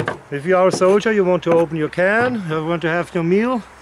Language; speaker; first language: English; non-native, fluent; German